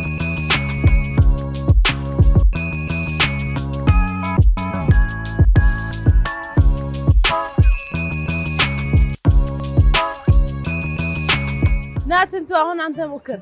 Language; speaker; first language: Amharic; native; Amharic